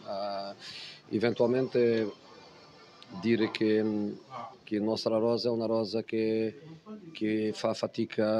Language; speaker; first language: Italian; non-native, fluent; Portuguese